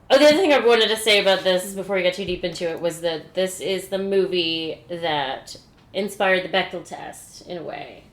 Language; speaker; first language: English; native; English